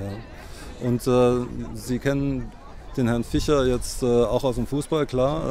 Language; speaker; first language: German; native; German